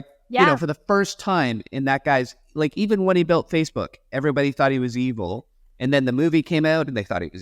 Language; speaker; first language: English; native; English